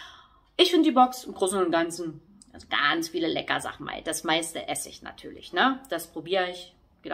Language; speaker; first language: German; native; German